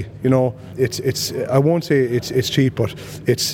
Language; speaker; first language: English; native; English